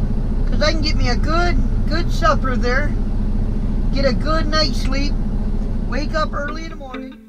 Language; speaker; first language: English; native; English